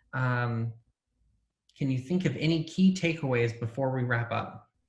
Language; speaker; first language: English; native; English